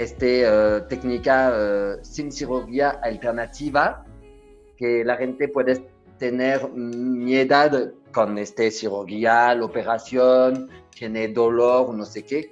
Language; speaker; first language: Spanish; non-native, learner; French